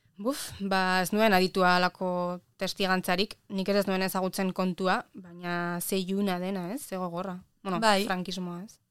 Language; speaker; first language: Basque; native; Basque